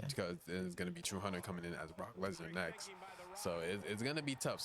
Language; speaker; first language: English; native; English